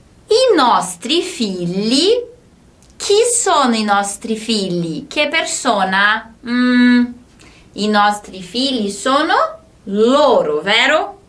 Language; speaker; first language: Italian; non-native, fluent; Portuguese